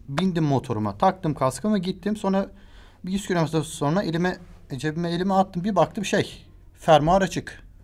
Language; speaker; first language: Turkish; native; Turkish